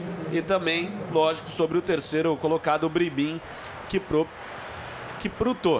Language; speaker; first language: Portuguese; native; Portuguese